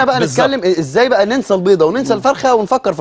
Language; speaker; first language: Arabic; native; Arabic